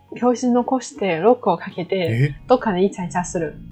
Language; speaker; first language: Japanese; non-native, fluent; Chinese